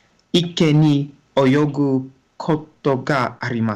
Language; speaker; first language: Japanese; non-native, learner; English